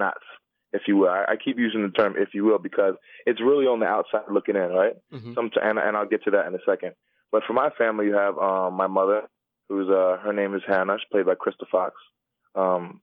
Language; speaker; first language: English; native; English